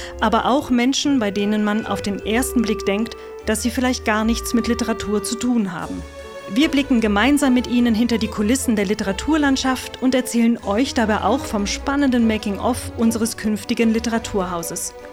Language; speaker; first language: German; native; German